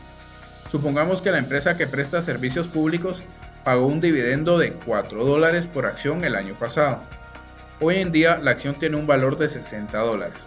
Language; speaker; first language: Spanish; native; Spanish